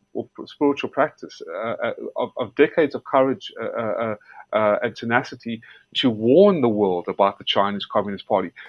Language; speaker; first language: English; native; English